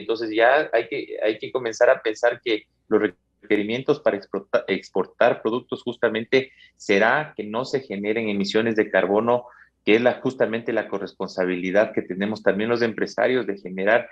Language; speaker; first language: Spanish; native; Spanish